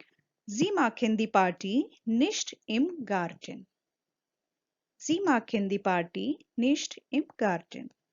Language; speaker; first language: German; non-native, fluent; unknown